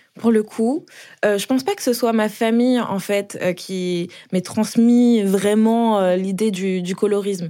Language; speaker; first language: French; native; French